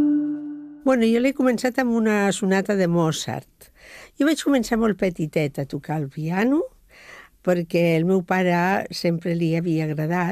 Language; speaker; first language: Catalan; non-native, local second language; Spanish